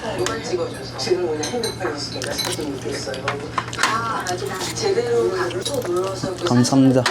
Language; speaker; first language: Korean; non-native, learner; English